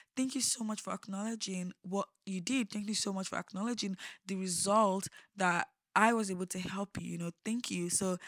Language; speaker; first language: English; non-native, local second language; Yoruba